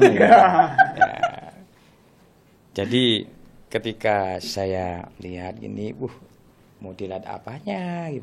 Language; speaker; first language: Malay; non-native, local second language; Madurese